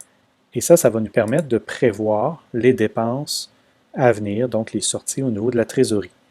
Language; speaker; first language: French; native; French